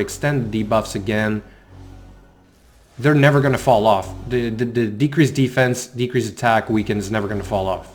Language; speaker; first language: English; native; English